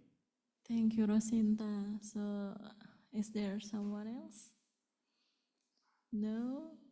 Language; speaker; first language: English; non-native, learner; Indonesian